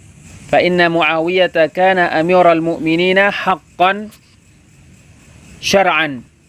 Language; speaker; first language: Arabic; non-native, local second language; Indonesian